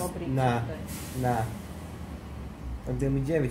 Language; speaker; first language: Russian; early bilingual, heritage; Turkish